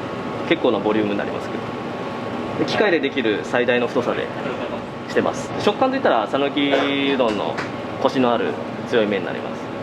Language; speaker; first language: Japanese; native; Japanese